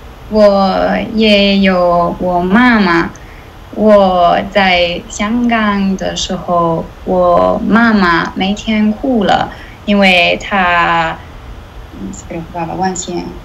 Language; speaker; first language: Chinese; non-native, learner; Italian